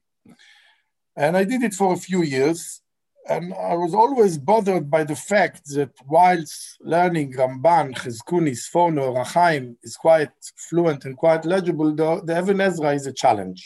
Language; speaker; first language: English; non-native, fluent; Hebrew